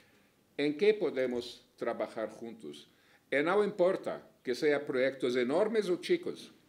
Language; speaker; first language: Spanish; non-native, fluent; Arabic